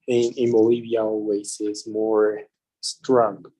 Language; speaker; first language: English; non-native, learner; Spanish